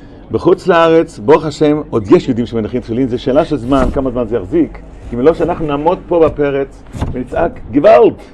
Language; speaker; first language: Hebrew; non-native, fluent; German